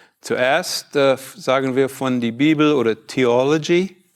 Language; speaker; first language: German; non-native, learner; English